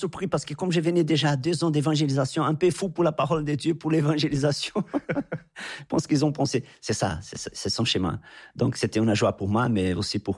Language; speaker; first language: French; non-native, fluent; Portuguese